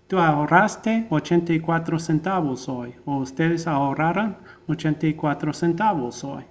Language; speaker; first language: Spanish; non-native, fluent; English